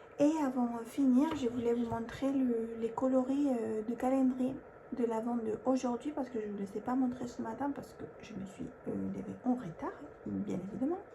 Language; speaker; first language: French; non-native, fluent; Spanish